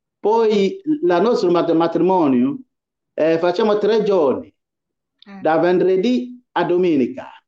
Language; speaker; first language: Italian; non-native, fluent; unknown